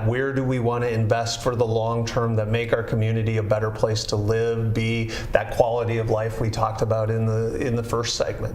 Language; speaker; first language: English; native; English